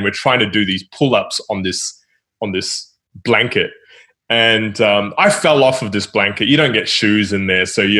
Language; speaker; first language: English; native; English